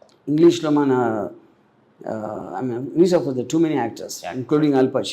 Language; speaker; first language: English; non-native, local second language; Telugu